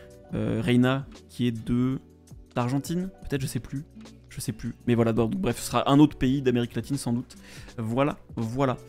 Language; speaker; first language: French; native; French